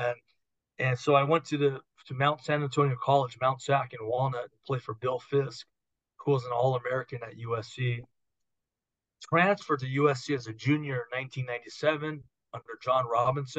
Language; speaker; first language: English; native; English